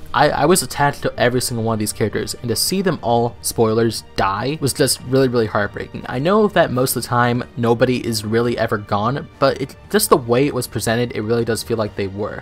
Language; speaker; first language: English; native; English